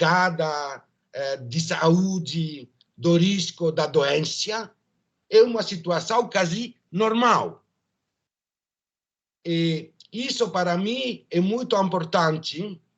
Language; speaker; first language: Portuguese; non-native, learner; French